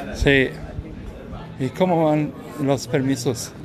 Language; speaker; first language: Spanish; non-native, learner; German